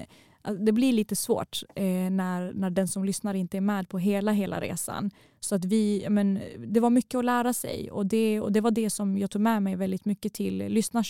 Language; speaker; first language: Swedish; early bilingual, other home language; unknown